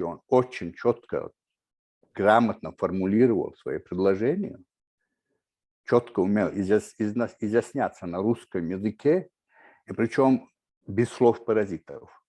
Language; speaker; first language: Russian; non-native, local second language; Chechen